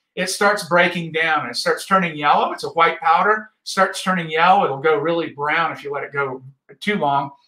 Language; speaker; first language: English; native; English